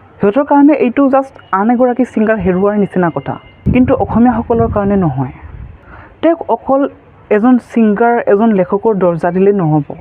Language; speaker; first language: Assamese; native; Assamese